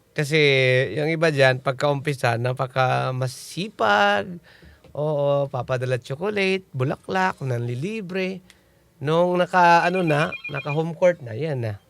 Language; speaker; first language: Filipino; native; Filipino